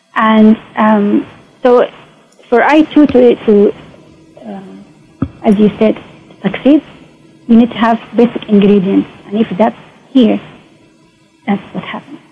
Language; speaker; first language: English; non-native, fluent; Arabic